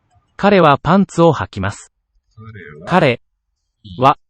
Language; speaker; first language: Japanese; non-native, learner; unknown